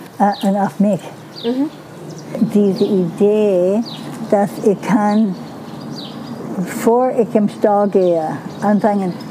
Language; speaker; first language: German; non-native, learner; Dutch